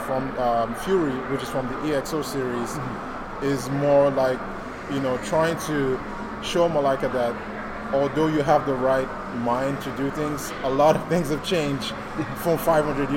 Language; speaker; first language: English; non-native, local second language; Yoruba